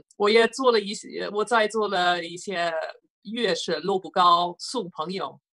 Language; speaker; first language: Chinese; non-native, fluent; English